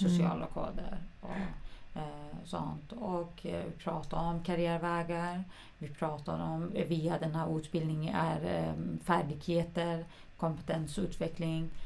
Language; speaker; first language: Swedish; non-native, fluent; Persian